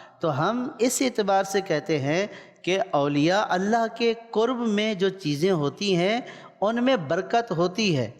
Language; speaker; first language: Urdu; native; Urdu